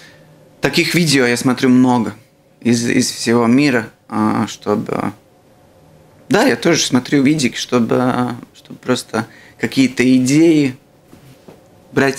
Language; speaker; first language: Russian; non-native, local second language; Latvian